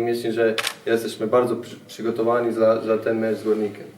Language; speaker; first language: Polish; non-native, fluent; Bosnian